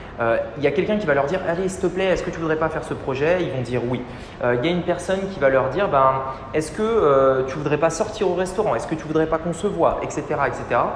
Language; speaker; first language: French; native; French